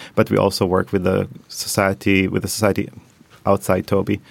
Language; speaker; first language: English; non-native, fluent; Hebrew